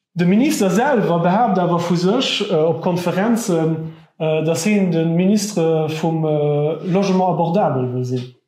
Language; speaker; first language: Luxembourgish; native; Luxembourgish